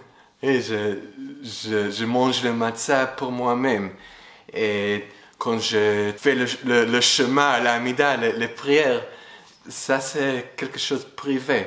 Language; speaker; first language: French; non-native, fluent; English